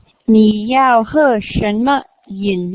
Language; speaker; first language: Chinese; non-native, learner; English